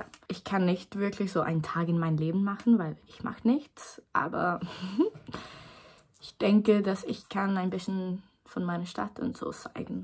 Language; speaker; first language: German; non-native, learner; Swedish